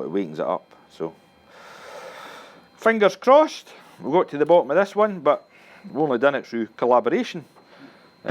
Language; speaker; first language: English; native; English